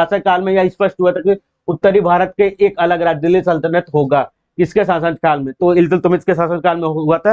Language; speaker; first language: Hindi; native; Hindi